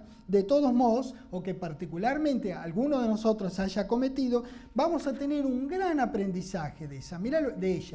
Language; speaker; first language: Spanish; native; Spanish